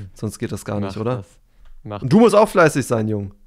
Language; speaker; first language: German; native; German